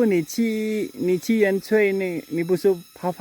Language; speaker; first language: Chinese; non-native, learner; Filipino